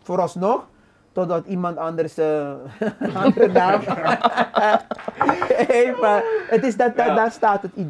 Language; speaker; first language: Dutch; early bilingual, other home language; Papiamento